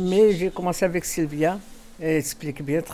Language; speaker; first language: French; non-native, learner; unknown